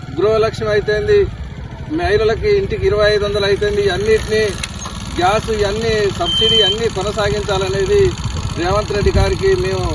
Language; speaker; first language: Telugu; native; Telugu